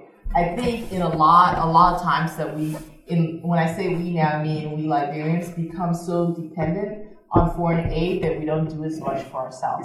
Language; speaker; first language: English; native; English